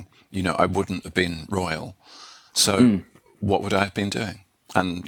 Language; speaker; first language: English; native; English